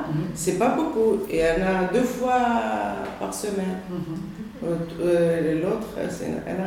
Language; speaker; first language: French; non-native, learner; Arabic